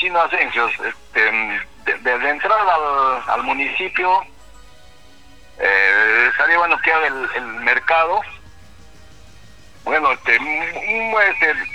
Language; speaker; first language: Spanish; native; Spanish